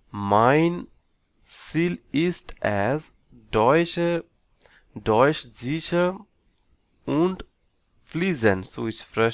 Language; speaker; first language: German; non-native, learner; Bangla